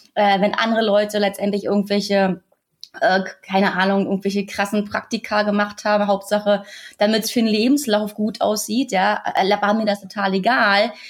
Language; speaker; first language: German; native; German